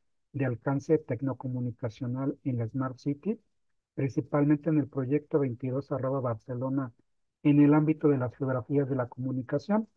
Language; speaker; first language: Spanish; native; Spanish